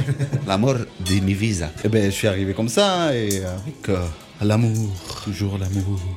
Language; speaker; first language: French; non-native, fluent; Spanish